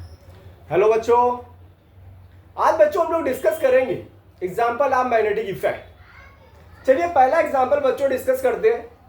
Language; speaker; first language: Hindi; native; Hindi